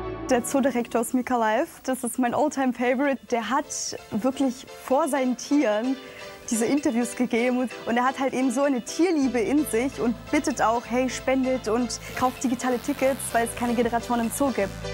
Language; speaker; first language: German; native; German